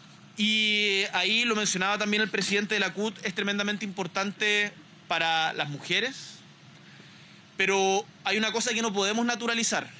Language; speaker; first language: Spanish; native; Spanish